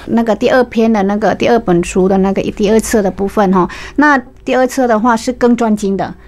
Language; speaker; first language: Chinese; non-native, fluent; Vietnamese